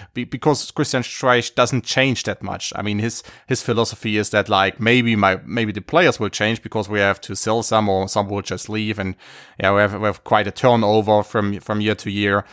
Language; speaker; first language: English; non-native, fluent; German